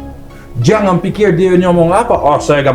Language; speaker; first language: Indonesian; non-native, learner; English